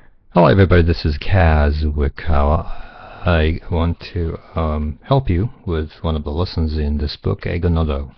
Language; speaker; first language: English; non-native, fluent; Japanese